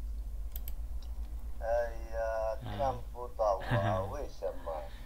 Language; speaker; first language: Chinese; non-native, learner; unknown